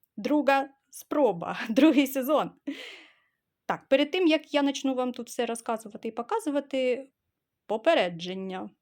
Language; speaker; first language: Ukrainian; non-native, local second language; Russian